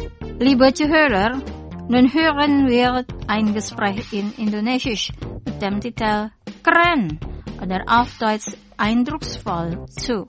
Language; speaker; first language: German; non-native, fluent; Indonesian